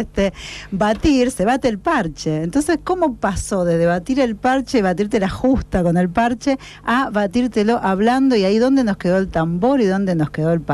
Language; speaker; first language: Spanish; native; Spanish